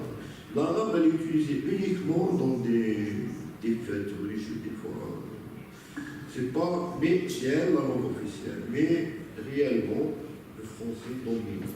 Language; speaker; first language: French; non-native, local second language; Arabic